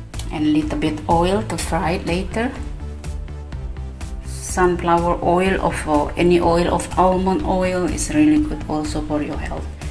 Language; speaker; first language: English; non-native, learner; Indonesian